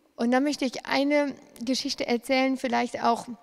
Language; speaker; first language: German; native; German